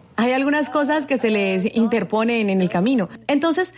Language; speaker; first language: Spanish; non-native, fluent; English